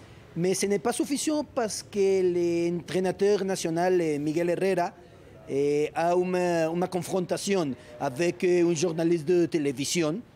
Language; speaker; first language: French; non-native, learner; Spanish